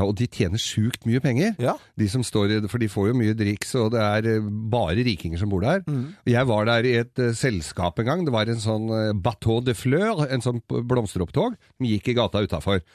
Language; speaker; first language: Norwegian; native; Norwegian